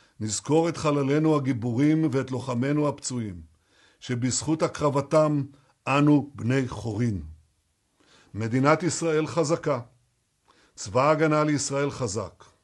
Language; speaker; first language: Hebrew; native; Hebrew